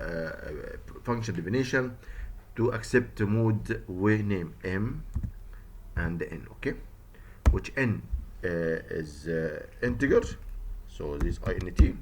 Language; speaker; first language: English; non-native, fluent; Arabic